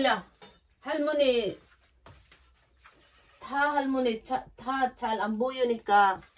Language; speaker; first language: Korean; non-native, learner; Filipino